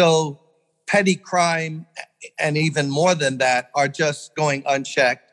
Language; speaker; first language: English; native; English